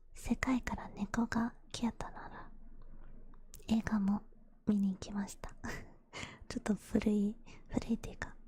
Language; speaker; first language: Japanese; non-native, fluent; English